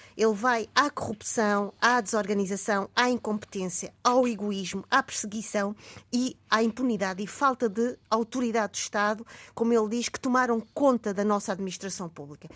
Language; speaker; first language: Portuguese; native; Portuguese